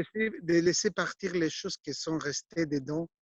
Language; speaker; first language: French; non-native, fluent; Spanish